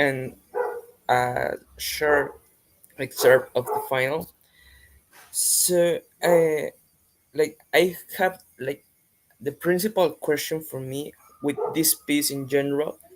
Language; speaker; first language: English; non-native, fluent; Spanish